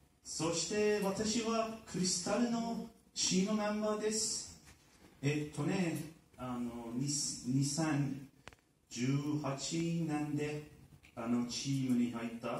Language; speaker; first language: Japanese; non-native, learner; Turkish